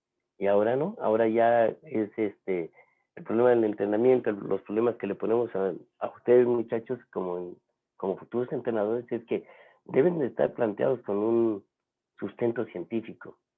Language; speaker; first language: Spanish; native; Spanish